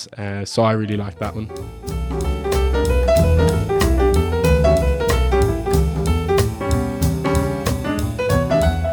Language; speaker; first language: English; native; English